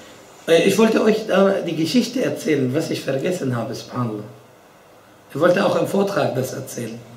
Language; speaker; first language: German; non-native, fluent; Arabic